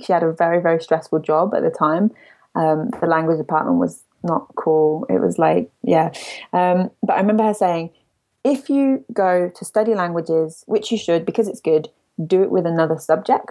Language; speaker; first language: English; native; English